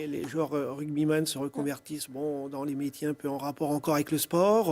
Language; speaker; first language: French; native; French